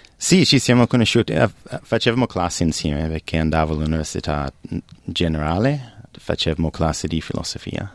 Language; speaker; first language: Italian; non-native, fluent; English